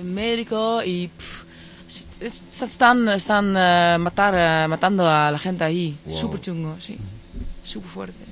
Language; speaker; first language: Spanish; non-native, fluent; Dutch